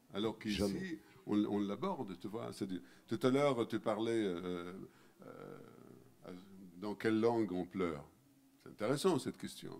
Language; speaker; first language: French; non-native, fluent; Arabic